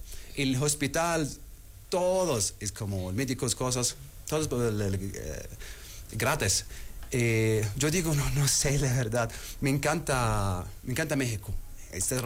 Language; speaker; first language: Spanish; non-native, learner; Arabic